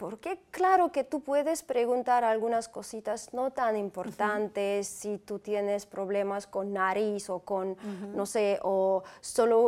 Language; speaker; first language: Spanish; non-native, fluent; Uzbek